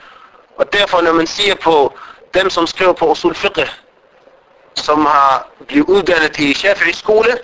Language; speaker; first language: Danish; non-native, fluent; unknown